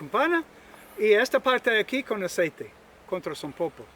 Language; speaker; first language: Spanish; non-native, learner; English